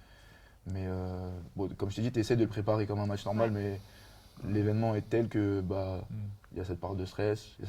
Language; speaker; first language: French; native; French